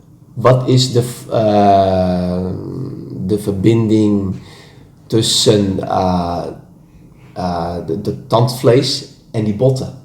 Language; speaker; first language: Dutch; non-native, fluent; Indonesian